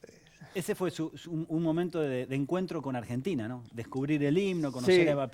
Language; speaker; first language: Spanish; native; Spanish